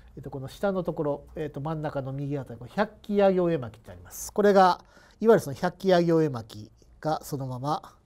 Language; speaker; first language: Japanese; native; Japanese